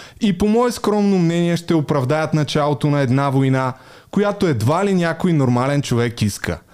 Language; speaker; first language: Bulgarian; native; Bulgarian